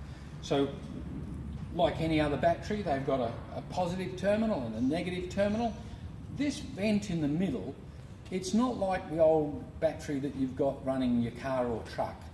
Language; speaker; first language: English; native; English